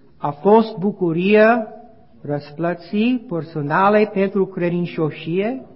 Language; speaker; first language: Romanian; non-native, learner; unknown